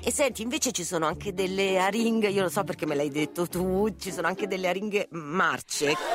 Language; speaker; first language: Italian; native; Italian